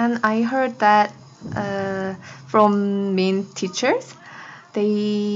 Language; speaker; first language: English; non-native, learner; Korean